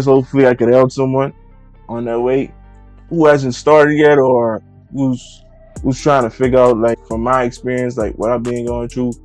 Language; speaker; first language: English; native; English